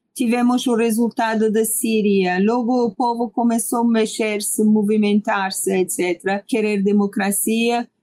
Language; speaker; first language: Portuguese; non-native, fluent; Persian